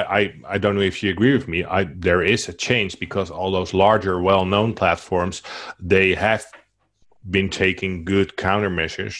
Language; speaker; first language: English; non-native, fluent; Dutch